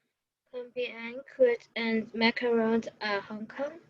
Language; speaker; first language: French; non-native, learner; Cantonese